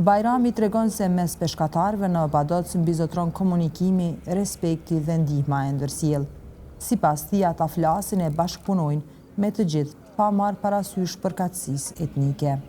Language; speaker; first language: Albanian; native; Albanian